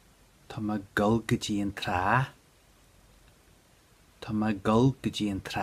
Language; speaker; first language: Irish; non-native, local second language; English